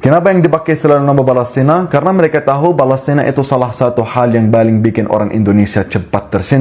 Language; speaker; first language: Indonesian; non-native, fluent; Arabic